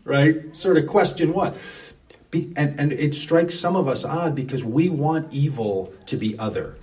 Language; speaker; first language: English; native; English